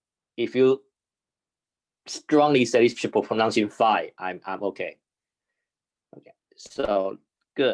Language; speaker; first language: English; non-native, fluent; Chinese